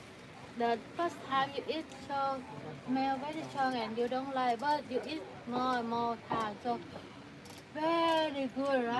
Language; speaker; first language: English; non-native, learner; Vietnamese